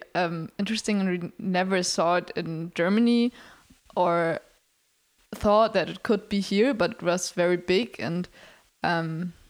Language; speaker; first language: English; non-native, fluent; German